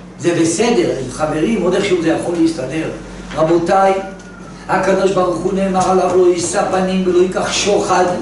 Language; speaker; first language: Hebrew; native; Hebrew